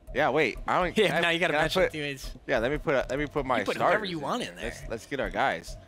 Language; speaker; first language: English; native; English